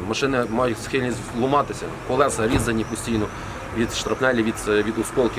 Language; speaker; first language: Ukrainian; native; Ukrainian